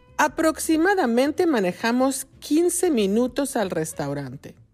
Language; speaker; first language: Spanish; non-native, fluent; English